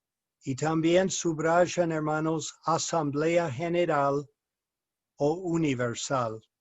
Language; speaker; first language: Spanish; non-native, fluent; English